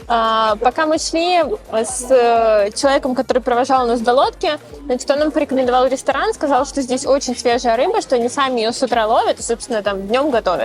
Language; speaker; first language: Russian; native; Russian